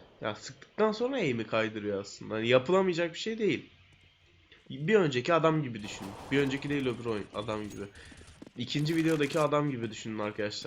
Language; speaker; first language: Turkish; native; Turkish